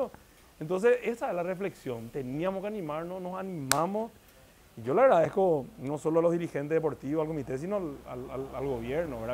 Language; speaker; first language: Spanish; native; Spanish